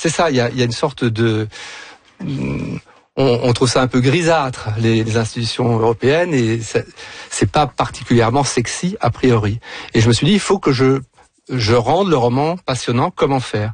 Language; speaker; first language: French; native; French